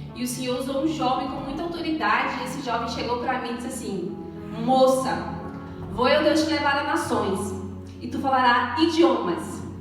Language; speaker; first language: Portuguese; native; Portuguese